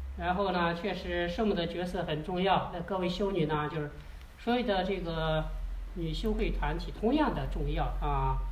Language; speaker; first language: Chinese; native; Chinese